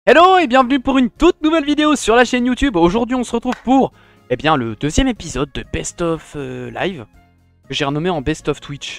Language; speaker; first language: French; native; French